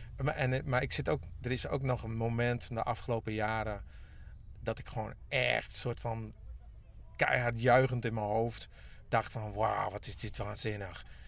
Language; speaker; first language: Dutch; non-native, local second language; Western Frisian